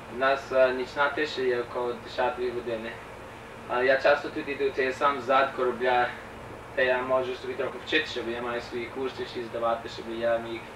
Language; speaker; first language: Ukrainian; early bilingual, heritage; Ukrainian